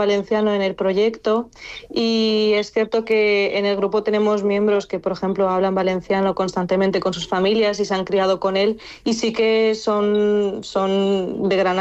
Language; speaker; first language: Spanish; non-native, fluent; Bulgarian